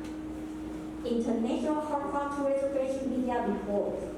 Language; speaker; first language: English; non-native, learner; Chinese